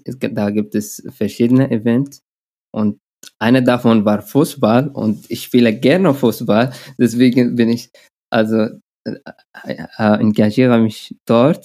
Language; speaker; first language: German; non-native, learner; Arabic